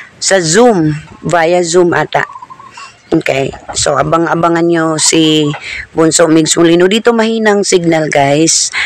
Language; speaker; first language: Filipino; non-native, local second language; Waray